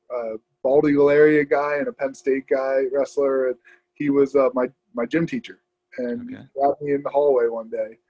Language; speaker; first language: English; native; English